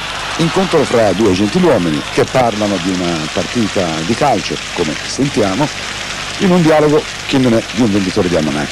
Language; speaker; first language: Italian; native; Italian